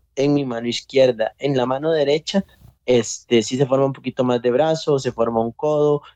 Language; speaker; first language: Spanish; native; Spanish